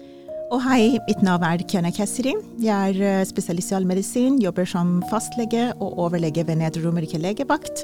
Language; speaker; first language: Norwegian; non-native, fluent; Persian